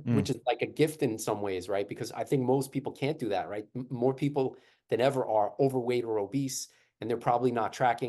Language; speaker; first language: English; native; English